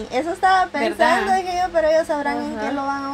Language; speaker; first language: Spanish; native; Spanish